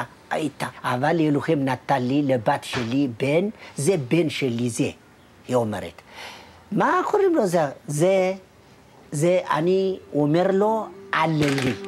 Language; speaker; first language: Hebrew; non-native, learner; Amharic